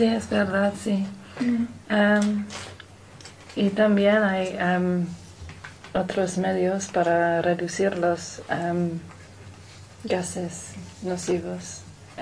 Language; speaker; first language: Spanish; non-native, learner; English